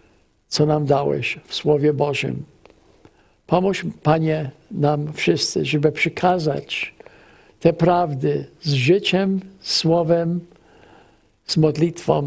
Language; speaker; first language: Polish; early bilingual, heritage; English